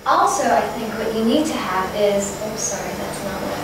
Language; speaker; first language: English; native; English